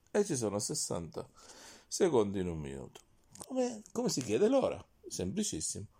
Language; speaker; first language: Italian; native; Italian